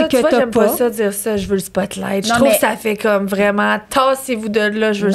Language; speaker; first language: French; native; French